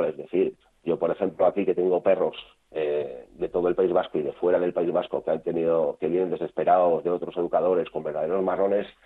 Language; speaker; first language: Spanish; native; Spanish